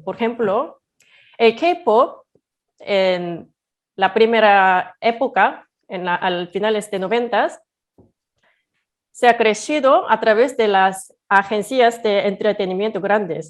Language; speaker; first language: Spanish; non-native, fluent; Korean